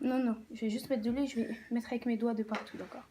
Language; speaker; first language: French; native; French